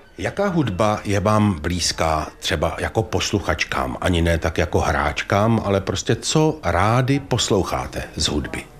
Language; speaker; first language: Czech; native; Czech